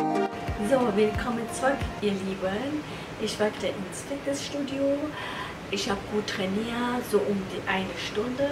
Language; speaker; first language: German; non-native, fluent; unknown